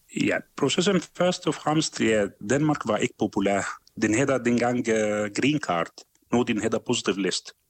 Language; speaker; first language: Danish; non-native, fluent; Arabic